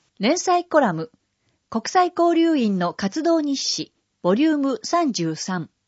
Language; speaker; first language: Japanese; non-native, fluent; English